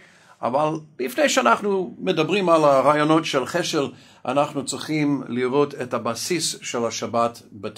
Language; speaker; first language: Hebrew; non-native, fluent; English